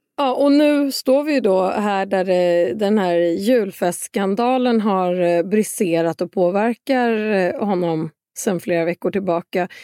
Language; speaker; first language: Swedish; native; Swedish